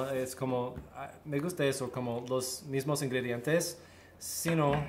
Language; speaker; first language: Spanish; early bilingual, heritage; Spanish